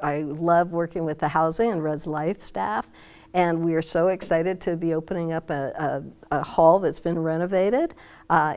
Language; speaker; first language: English; native; English